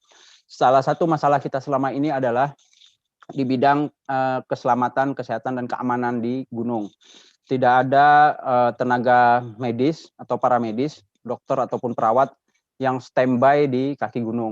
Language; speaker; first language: Indonesian; native; Indonesian